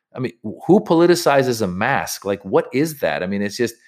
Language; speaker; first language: English; native; English